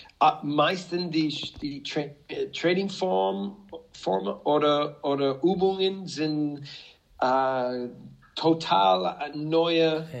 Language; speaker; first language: German; non-native, fluent; English